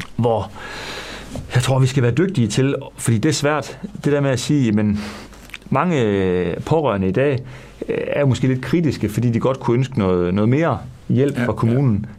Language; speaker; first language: Danish; native; Danish